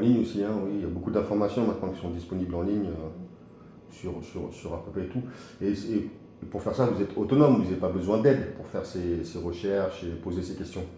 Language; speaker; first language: French; native; French